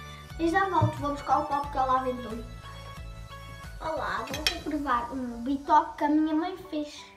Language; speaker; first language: Portuguese; early bilingual, other home language; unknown